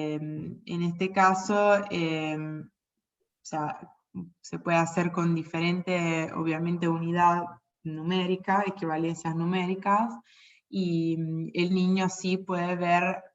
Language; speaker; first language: Spanish; non-native, fluent; Italian